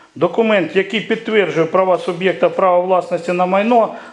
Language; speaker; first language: Ukrainian; non-native, local second language; Russian